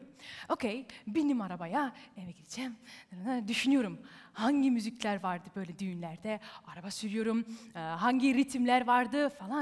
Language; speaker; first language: Turkish; early bilingual, heritage; Turkish